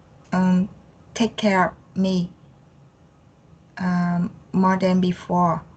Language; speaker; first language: English; non-native, learner; Vietnamese